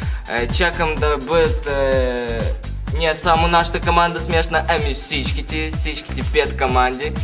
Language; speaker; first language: Bulgarian; early bilingual, heritage; Bulgarian